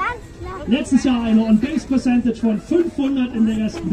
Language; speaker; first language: German; native; German